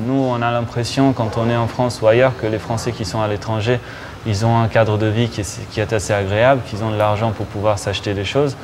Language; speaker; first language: French; native; French